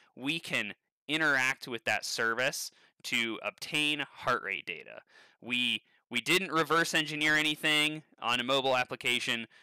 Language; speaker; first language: English; native; English